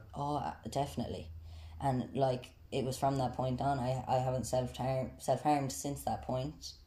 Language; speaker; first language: English; native; English